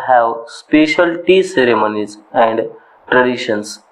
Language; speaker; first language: English; non-native, local second language; Marathi